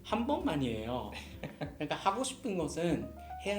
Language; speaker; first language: Korean; non-native, learner; Japanese